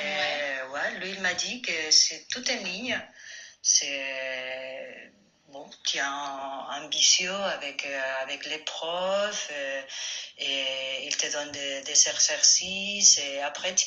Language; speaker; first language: French; non-native, fluent; Spanish